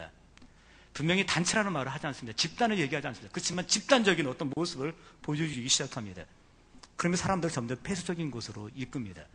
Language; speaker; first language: Korean; native; Korean